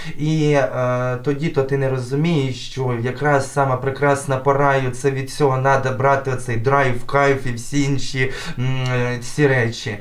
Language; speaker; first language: Ukrainian; native; Ukrainian